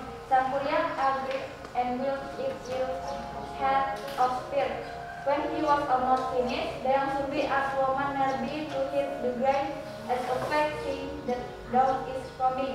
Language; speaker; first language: English; non-native, learner; Indonesian